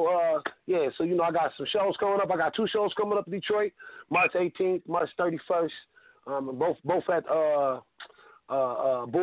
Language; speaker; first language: English; native; English